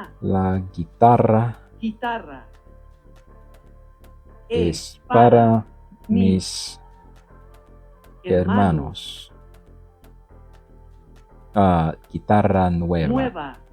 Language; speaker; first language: Spanish; non-native, learner; English